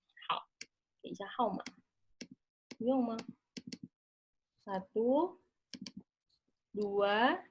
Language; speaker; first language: Chinese; non-native, fluent; Indonesian